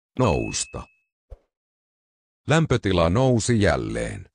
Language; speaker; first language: Finnish; non-native, learner; Arabic